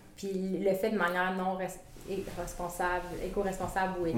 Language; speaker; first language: French; native; French